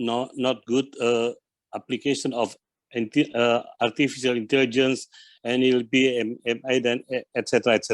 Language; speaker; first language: English; non-native, learner; Indonesian